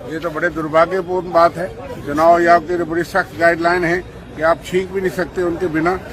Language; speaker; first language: Hindi; native; Hindi